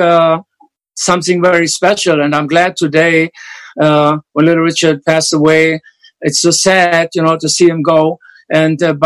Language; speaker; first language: English; non-native, fluent; German